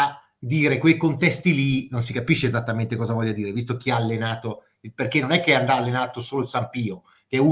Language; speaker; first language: Italian; native; Italian